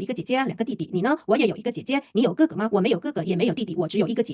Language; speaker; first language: Chinese; non-native, fluent; Indonesian